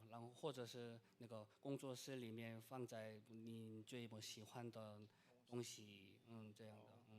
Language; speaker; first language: Chinese; non-native, learner; Korean